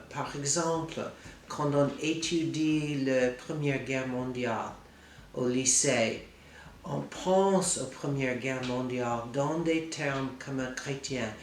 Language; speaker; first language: French; non-native, fluent; English